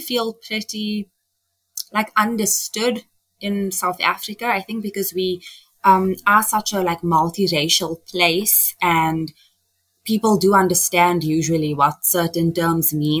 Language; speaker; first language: English; native; English